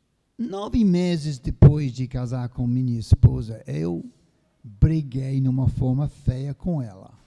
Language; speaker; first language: Portuguese; non-native, fluent; English